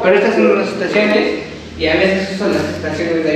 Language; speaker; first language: Spanish; native; Spanish